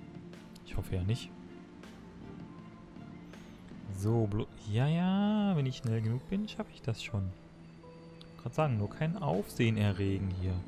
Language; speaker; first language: German; native; German